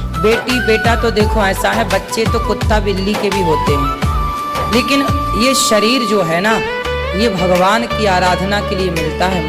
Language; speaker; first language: Hindi; native; Hindi